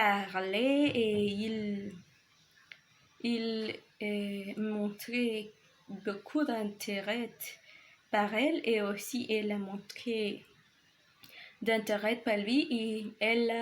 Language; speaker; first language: French; non-native, learner; Spanish